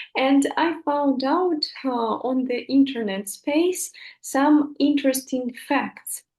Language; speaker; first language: English; non-native, fluent; Russian